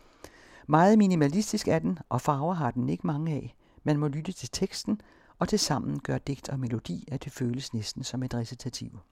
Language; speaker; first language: Danish; native; Danish